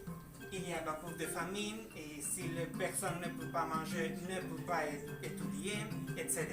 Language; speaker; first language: French; non-native, learner; Spanish